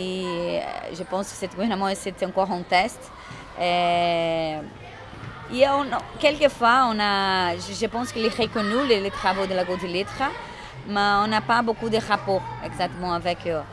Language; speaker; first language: French; non-native, fluent; Portuguese